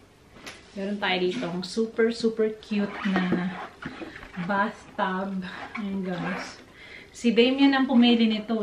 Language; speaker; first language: Filipino; native; Filipino